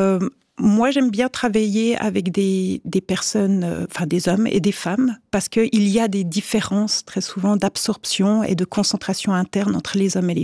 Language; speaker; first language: French; native; French